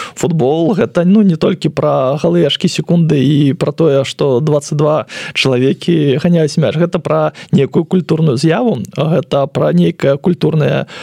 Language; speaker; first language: Belarusian; non-native, local second language; Russian